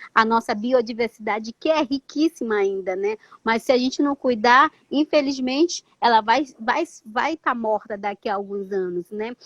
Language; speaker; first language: Portuguese; non-native, local second language; Ticuna